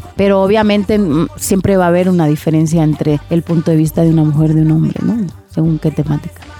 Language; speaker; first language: Spanish; native; Spanish